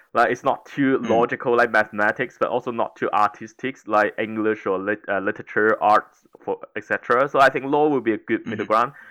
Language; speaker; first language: English; non-native, local second language; Cantonese